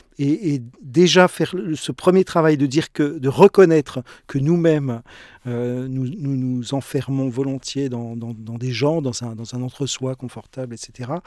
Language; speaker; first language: French; native; French